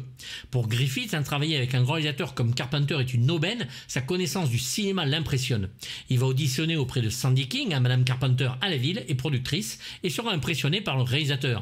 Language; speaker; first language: French; native; French